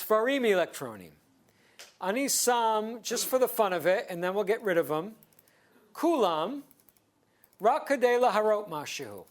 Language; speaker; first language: Hebrew; non-native, fluent; English